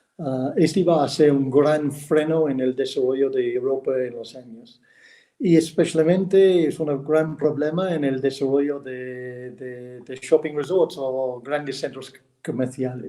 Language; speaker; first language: Spanish; non-native, fluent; English